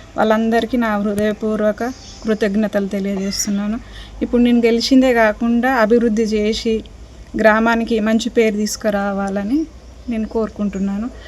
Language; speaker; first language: Telugu; non-native, local second language; Lambadi